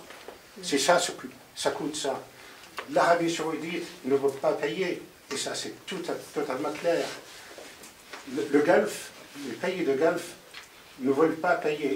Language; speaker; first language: French; non-native, fluent; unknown